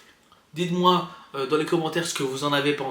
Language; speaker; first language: French; native; French